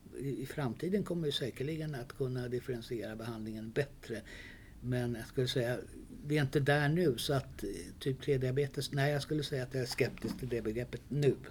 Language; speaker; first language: Swedish; native; Swedish